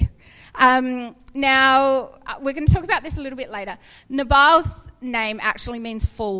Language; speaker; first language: English; native; English